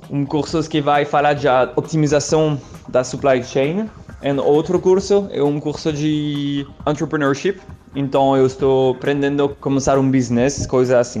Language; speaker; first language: Portuguese; non-native, learner; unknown